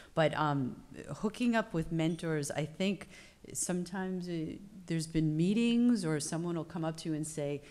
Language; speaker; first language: English; native; English